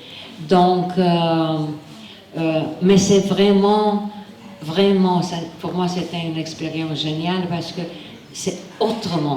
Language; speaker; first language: French; non-native, fluent; Romanian